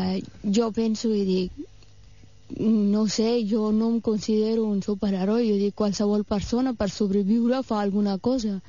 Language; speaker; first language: Catalan; non-native, fluent; Persian